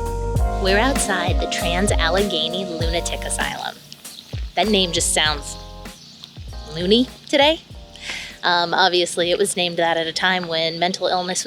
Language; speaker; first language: English; native; English